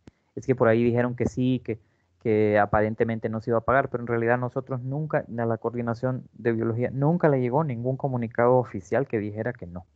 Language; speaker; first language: Spanish; native; Spanish